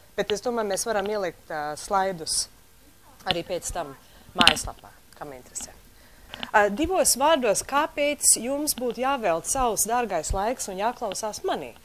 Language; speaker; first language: Latvian; early bilingual, heritage; Latvian